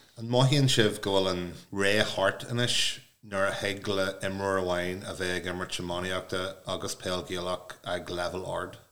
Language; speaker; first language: Irish; non-native, local second language; English